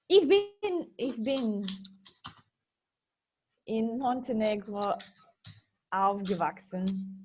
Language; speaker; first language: German; non-native, learner; Serbian